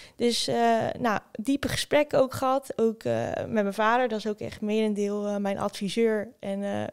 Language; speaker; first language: Dutch; native; Dutch